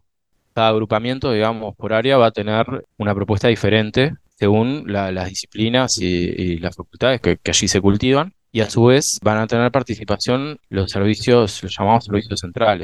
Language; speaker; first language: Spanish; native; Spanish